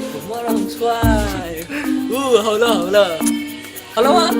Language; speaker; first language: Chinese; non-native, learner; Indonesian